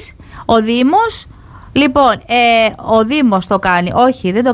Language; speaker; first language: Greek; native; Greek